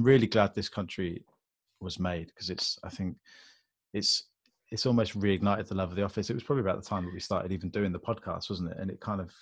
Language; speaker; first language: English; native; English